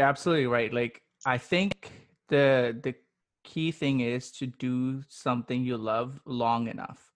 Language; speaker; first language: English; non-native, local second language; Urdu